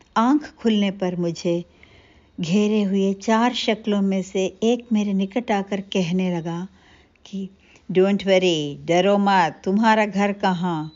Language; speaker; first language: Hindi; non-native, local second language; Telugu